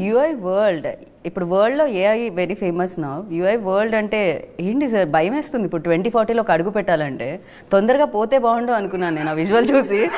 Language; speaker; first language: Telugu; native; Telugu